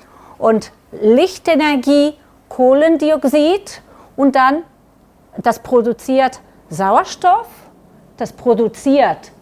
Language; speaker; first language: German; non-native, learner; Catalan